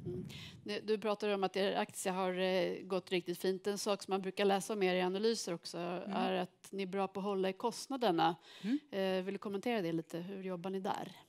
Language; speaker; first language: Swedish; native; Swedish